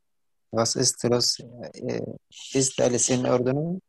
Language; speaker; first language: German; non-native, learner; Arabic